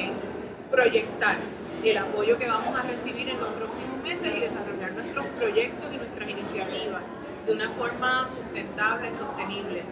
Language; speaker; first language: Spanish; native; Spanish